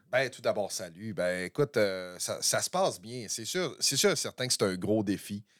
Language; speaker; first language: French; native; French